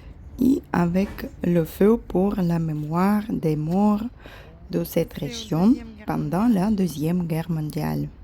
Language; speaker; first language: French; non-native, fluent; Russian